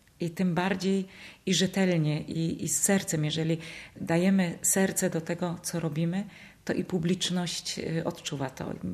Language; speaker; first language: Polish; early bilingual, heritage; Polish